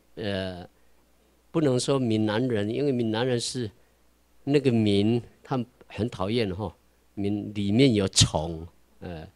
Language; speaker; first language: Chinese; non-native, local second language; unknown